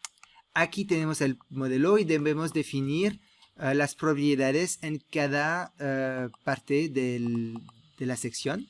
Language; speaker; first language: Spanish; non-native, fluent; French